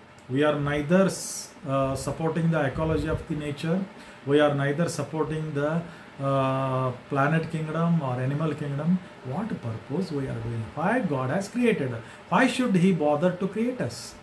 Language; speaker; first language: English; non-native, local second language; Kannada